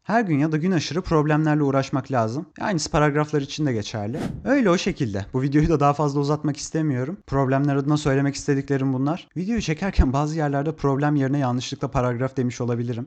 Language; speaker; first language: Turkish; native; Turkish